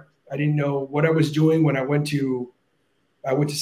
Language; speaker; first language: English; native; English